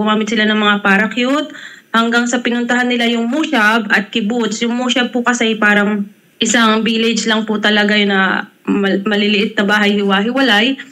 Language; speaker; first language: Filipino; native; Filipino